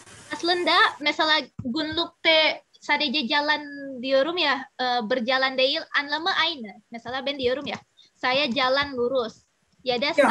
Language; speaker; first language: Turkish; non-native, fluent; Indonesian